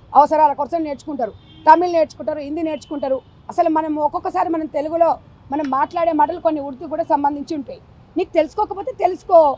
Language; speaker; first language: Telugu; native; Telugu